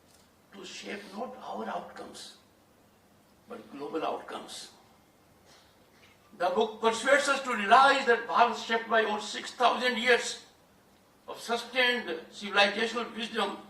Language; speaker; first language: English; non-native, local second language; Hindi